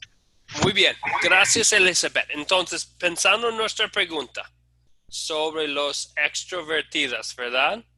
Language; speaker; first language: Spanish; non-native, fluent; English